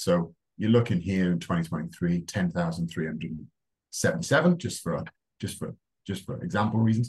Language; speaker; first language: English; native; English